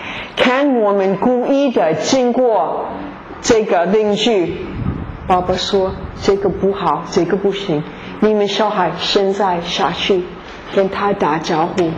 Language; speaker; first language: Chinese; non-native, fluent; English